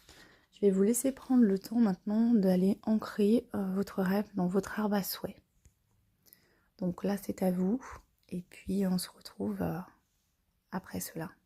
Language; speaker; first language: French; native; French